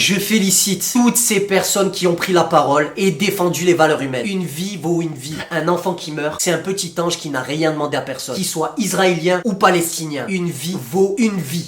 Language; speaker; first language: French; native; French